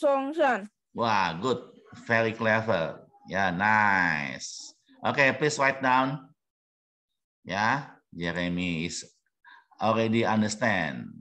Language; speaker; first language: English; non-native, learner; Indonesian